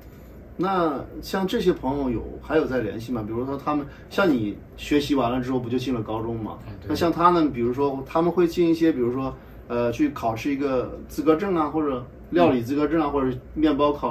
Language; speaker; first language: Chinese; native; Chinese